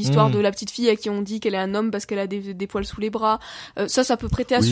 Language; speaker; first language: French; native; French